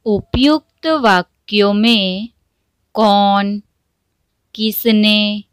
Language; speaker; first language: Hindi; non-native, local second language; Gujarati